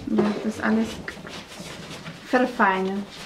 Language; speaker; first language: German; non-native, learner; Russian